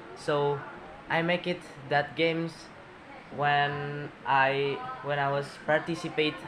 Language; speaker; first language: English; non-native, learner; Indonesian